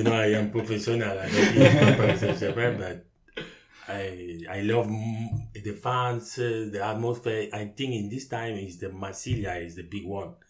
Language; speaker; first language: English; non-native, learner; French